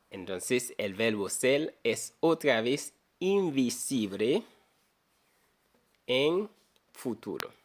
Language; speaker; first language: Spanish; non-native, fluent; Haitian Creole